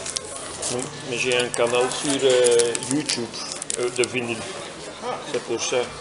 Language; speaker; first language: French; non-native, local second language; Dutch